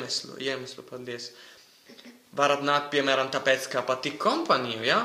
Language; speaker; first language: Latvian; non-native, fluent; Italian